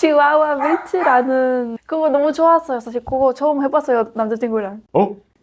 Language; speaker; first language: Korean; non-native, fluent; Spanish